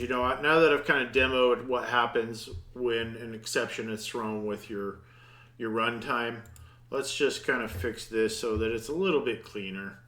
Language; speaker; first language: English; native; English